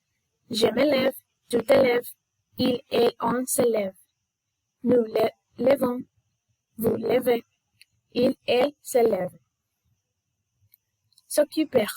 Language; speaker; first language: French; non-native, learner; Spanish